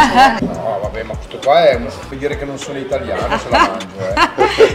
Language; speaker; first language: Italian; native; Italian